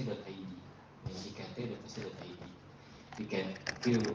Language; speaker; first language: English; non-native, learner; Indonesian